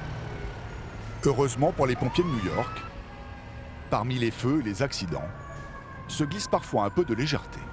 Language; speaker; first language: French; native; French